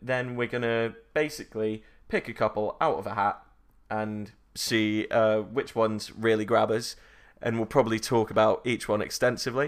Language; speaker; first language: English; native; English